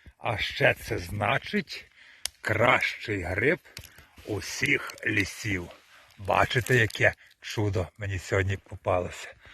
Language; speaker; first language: Ukrainian; native; Ukrainian